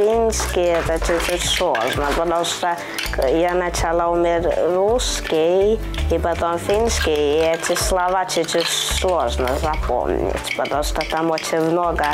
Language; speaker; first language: Russian; early bilingual, heritage; Russian